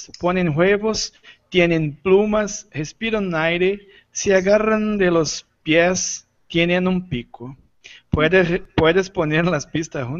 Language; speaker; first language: Spanish; non-native, learner; Portuguese